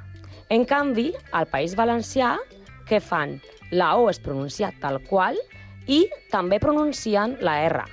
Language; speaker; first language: Catalan; non-native, learner; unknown